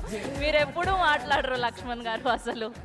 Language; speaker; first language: Telugu; native; Telugu